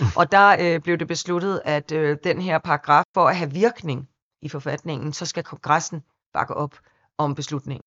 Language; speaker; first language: Danish; native; Danish